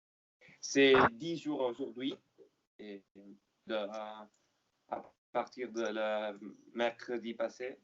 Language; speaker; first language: French; non-native, learner; Italian